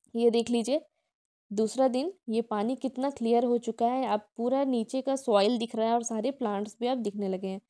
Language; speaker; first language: Hindi; non-native, local second language; Odia